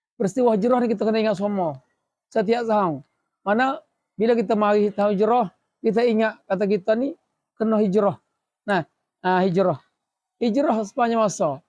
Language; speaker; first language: Malay; native; Malay